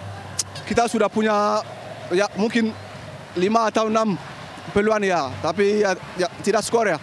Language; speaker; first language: Indonesian; non-native, learner; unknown